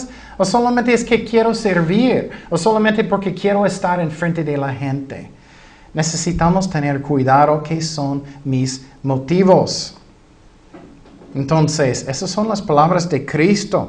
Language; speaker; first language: Spanish; non-native, fluent; English